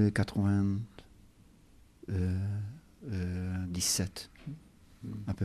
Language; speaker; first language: French; non-native, learner; Hungarian